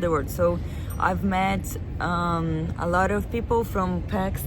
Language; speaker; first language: English; non-native, fluent; Portuguese